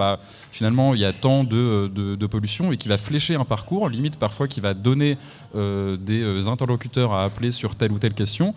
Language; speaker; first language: French; native; French